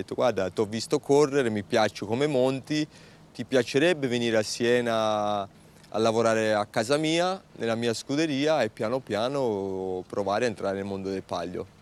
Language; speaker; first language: Italian; native; Italian